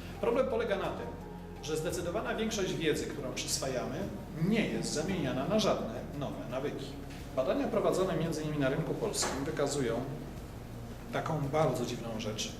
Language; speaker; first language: Polish; native; Polish